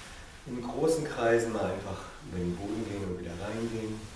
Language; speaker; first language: German; non-native, fluent; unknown